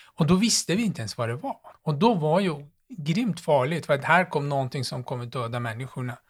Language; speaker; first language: Swedish; non-native, fluent; Persian